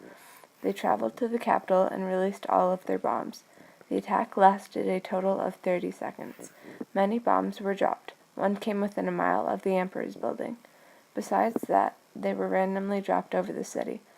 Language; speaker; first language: English; native; English